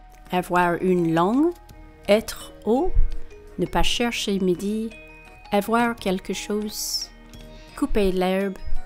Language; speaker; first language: French; non-native, learner; English